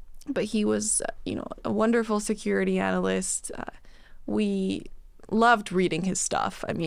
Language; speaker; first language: English; native; English